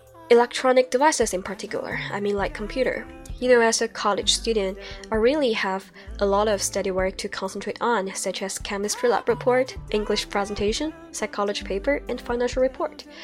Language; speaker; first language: English; non-native, fluent; Chinese